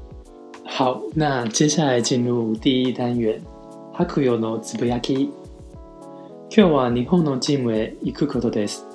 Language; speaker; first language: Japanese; non-native, fluent; Chinese